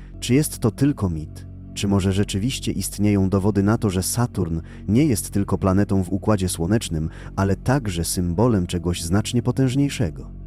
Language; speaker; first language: Polish; native; Polish